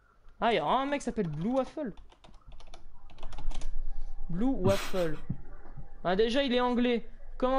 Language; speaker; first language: French; native; French